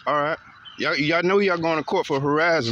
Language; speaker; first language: English; native; English